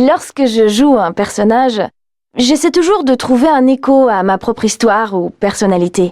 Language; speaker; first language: French; native; French